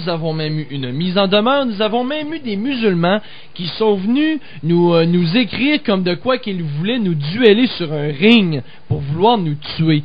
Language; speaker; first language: French; native; French